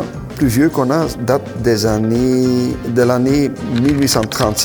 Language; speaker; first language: French; non-native, local second language; Dutch